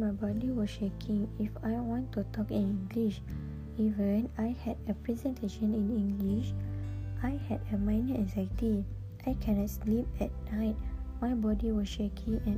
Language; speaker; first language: English; non-native, local second language; Malay